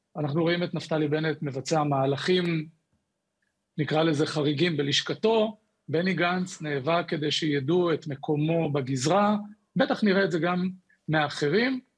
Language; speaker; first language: Hebrew; native; Hebrew